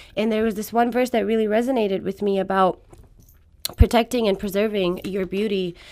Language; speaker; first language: English; non-native, fluent; Persian